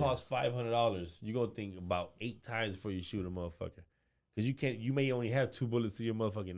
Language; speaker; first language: English; native; English